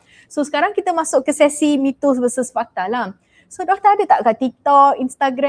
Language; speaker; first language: Malay; native; Malay